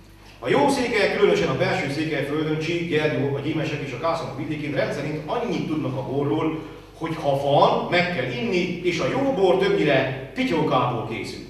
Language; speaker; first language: Hungarian; native; Hungarian